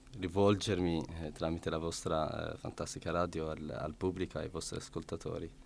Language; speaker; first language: Italian; non-native, fluent; Arabic